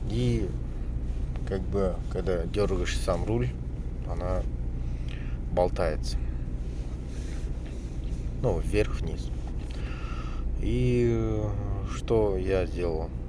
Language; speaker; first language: Russian; non-native, local second language; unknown